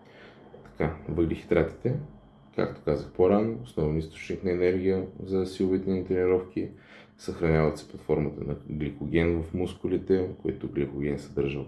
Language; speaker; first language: Bulgarian; native; Bulgarian